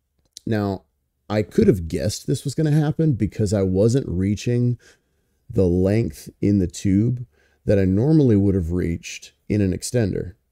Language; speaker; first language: English; native; English